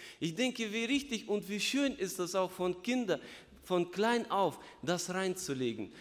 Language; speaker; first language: German; non-native, fluent; Russian